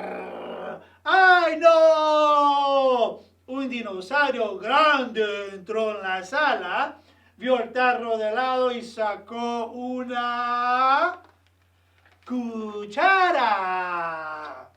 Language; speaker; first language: Spanish; early bilingual, other home language; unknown